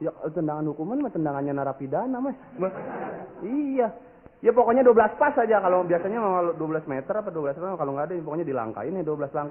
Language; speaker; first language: Indonesian; native; Indonesian